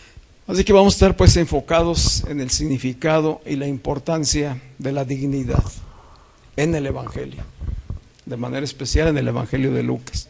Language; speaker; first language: Spanish; native; Spanish